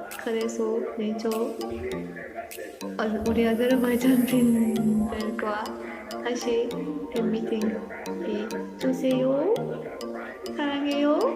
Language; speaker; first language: Korean; non-native, learner; Azerbaijani